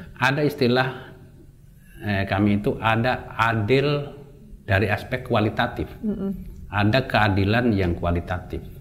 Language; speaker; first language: Indonesian; non-native, local second language; Javanese